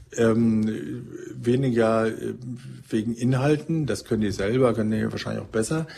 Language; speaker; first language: German; native; German